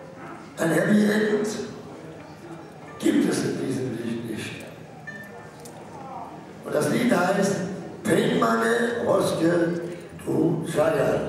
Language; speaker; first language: German; non-native, local second language; Romany